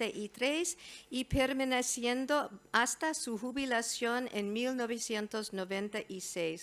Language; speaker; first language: Spanish; non-native, fluent; English